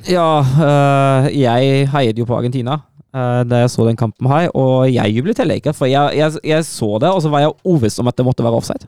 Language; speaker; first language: Norwegian; non-native, fluent; German